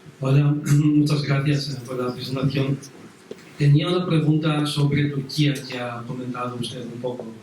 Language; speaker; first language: Spanish; non-native, fluent; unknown